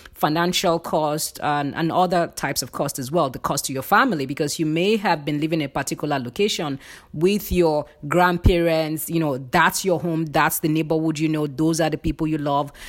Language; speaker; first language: English; non-native, local second language; Yoruba